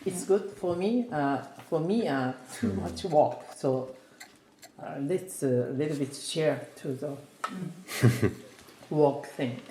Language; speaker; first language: English; non-native, learner; Japanese